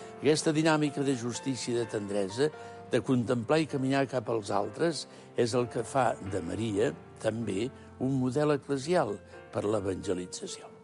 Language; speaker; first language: Catalan; native; Catalan